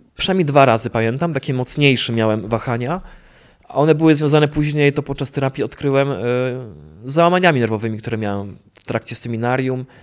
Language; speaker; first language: Polish; native; Polish